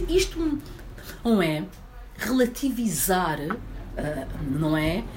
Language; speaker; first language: Portuguese; early bilingual, other home language; Upper Guinea Crioulo